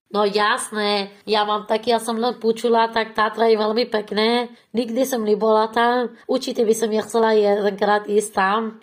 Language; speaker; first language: Slovak; non-native, learner; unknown